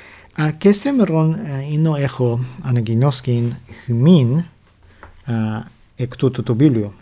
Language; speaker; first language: Greek; non-native, learner; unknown